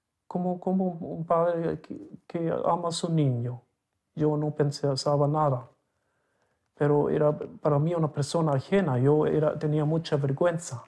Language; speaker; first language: Spanish; non-native, local second language; German